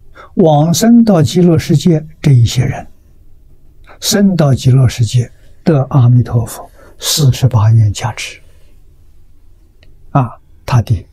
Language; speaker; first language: Chinese; native; Chinese